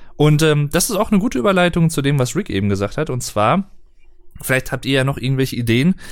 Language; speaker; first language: German; native; German